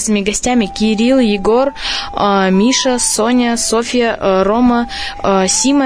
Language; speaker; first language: Russian; native; Russian